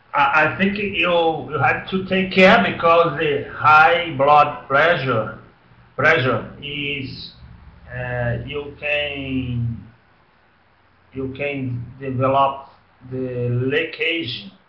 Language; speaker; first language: English; non-native, learner; Portuguese